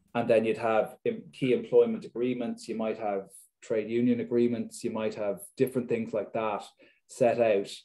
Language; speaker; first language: English; native; English